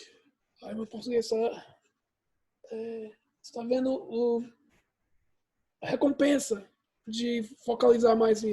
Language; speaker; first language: Portuguese; early bilingual, heritage; English